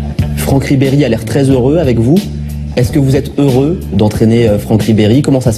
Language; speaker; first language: French; native; French